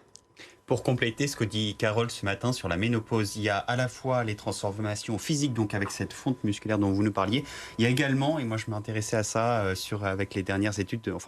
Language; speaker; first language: French; native; French